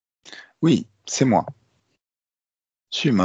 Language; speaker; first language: French; native; French